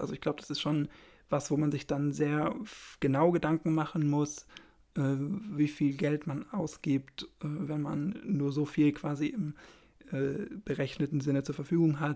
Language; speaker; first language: German; native; German